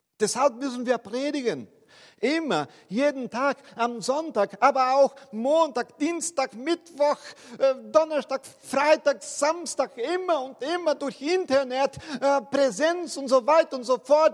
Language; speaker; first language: German; non-native, fluent; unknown